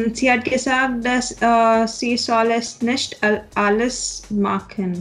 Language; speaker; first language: German; non-native, learner; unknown